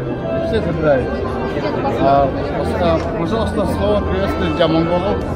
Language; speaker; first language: Russian; non-native, fluent; Mongolian